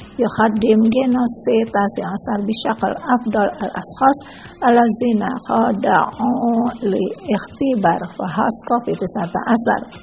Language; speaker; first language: Arabic; non-native, fluent; Indonesian